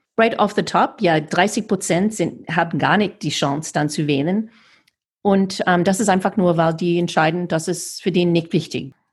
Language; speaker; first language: German; non-native, fluent; English